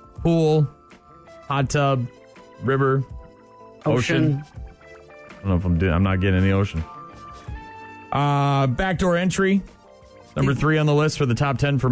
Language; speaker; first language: English; native; English